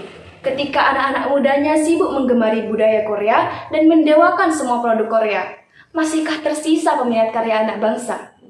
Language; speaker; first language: Indonesian; native; Indonesian